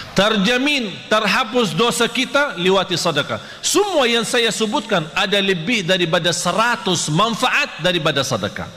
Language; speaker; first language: Malay; non-native, fluent; Arabic